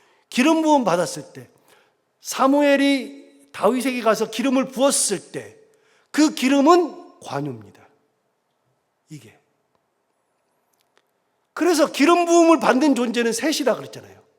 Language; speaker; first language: Korean; native; Korean